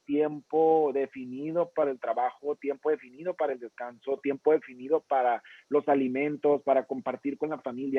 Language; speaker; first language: Spanish; native; Spanish